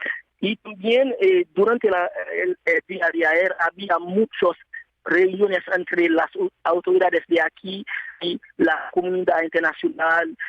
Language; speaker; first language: Spanish; non-native, fluent; Haitian Creole